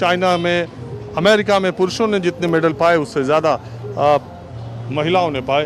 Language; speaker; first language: Hindi; native; Hindi